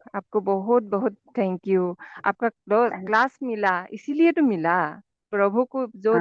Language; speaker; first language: Hindi; non-native, local second language; Assamese